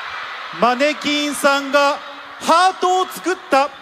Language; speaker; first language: Japanese; native; Japanese